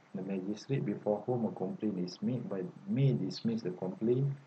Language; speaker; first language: English; non-native, local second language; Malay